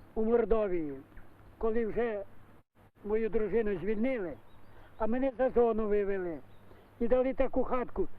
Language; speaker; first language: Ukrainian; native; Ukrainian